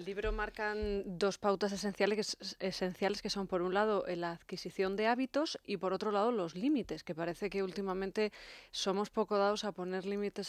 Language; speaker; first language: Spanish; native; Spanish